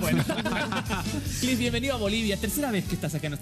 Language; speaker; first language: Spanish; native; Spanish